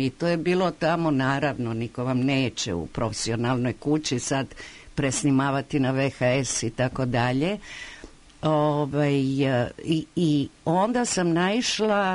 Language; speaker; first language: Croatian; native; Croatian